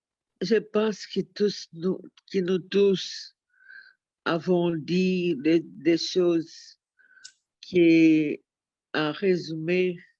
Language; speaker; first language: French; non-native, learner; Portuguese